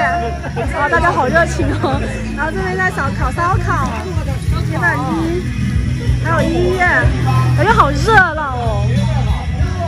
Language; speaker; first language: Chinese; native; Chinese